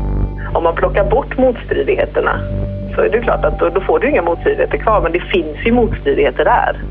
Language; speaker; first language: Swedish; native; Swedish